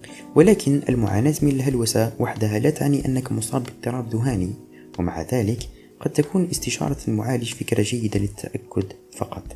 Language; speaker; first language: Arabic; native; Arabic